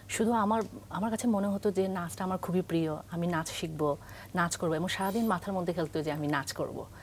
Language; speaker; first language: Bangla; non-native, local second language; Manipuri